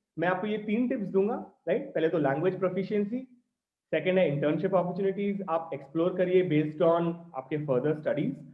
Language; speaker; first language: Hindi; non-native, local second language; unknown